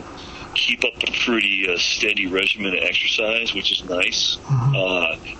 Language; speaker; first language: English; native; English